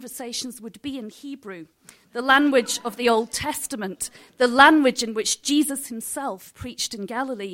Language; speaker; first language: English; native; English